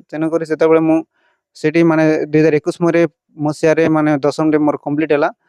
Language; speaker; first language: Odia; non-native, local second language; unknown